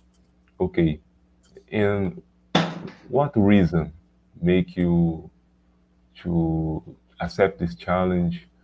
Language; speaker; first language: English; non-native, learner; Portuguese